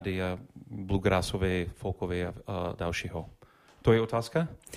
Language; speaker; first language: Czech; non-native, learner; English